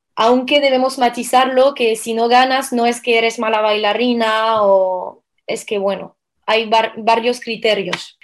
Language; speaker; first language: Spanish; non-native, fluent; French